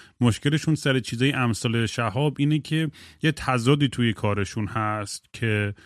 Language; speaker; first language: Persian; early bilingual, heritage; Persian